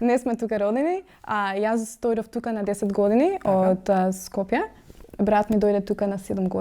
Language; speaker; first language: Macedonian; early bilingual, other home language; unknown